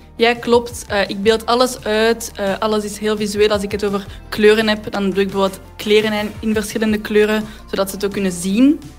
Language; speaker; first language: Dutch; native; Dutch